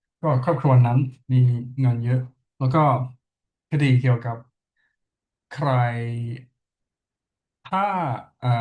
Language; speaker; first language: Thai; non-native, learner; English